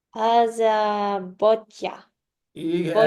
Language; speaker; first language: Hungarian; non-native, learner; English